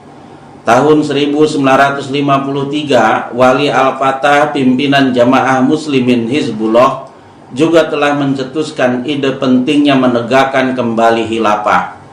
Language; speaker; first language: Indonesian; native; Indonesian